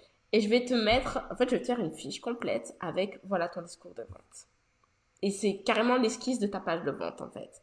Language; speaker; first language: French; native; French